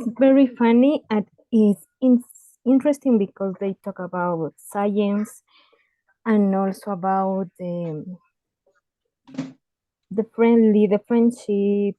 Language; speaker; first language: English; non-native, learner; Spanish